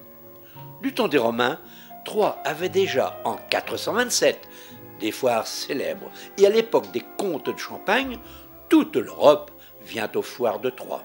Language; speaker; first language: French; native; French